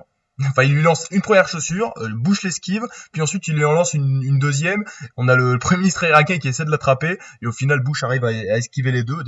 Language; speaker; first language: French; native; French